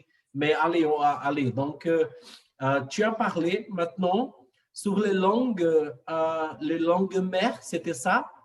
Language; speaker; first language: French; non-native, fluent; Portuguese